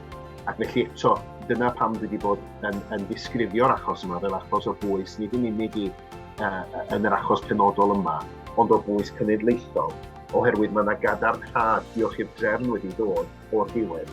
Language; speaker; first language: Welsh; native; Welsh